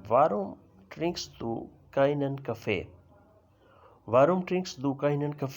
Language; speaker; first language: German; non-native, learner; Urdu